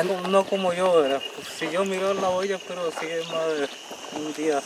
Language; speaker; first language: Spanish; non-native, local second language; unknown